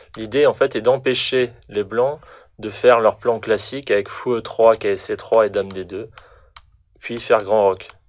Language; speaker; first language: French; native; French